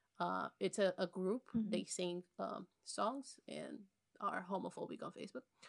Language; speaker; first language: English; non-native, fluent; Portuguese